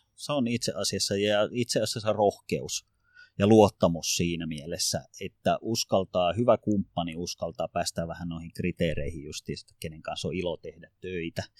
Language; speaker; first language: Finnish; native; Finnish